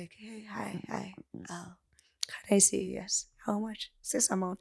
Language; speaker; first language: English; non-native, local second language; Kinyarwanda